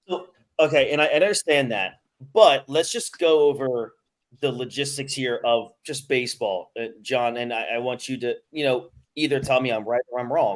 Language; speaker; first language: English; native; English